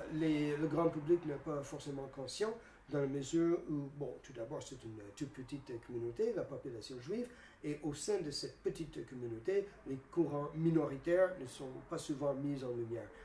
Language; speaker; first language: French; non-native, fluent; English